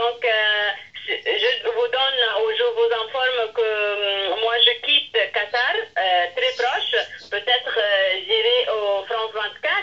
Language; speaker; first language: French; non-native, local second language; Arabic